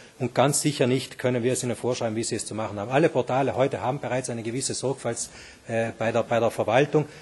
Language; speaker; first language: German; native; German